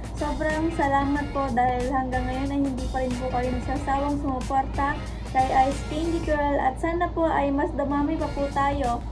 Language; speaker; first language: Filipino; native; Filipino